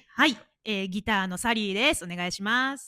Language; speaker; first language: Japanese; native; Japanese